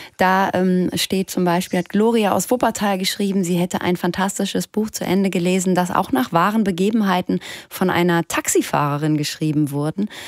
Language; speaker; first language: German; native; German